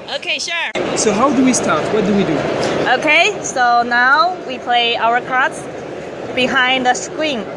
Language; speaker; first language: English; non-native, learner; Chinese